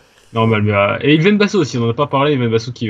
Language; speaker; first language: French; native; French